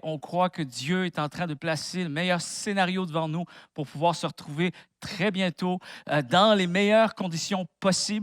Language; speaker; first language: French; native; French